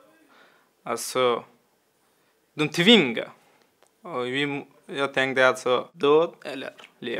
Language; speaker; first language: Swedish; non-native, learner; Persian